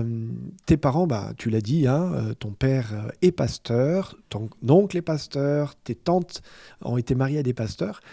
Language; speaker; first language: French; native; French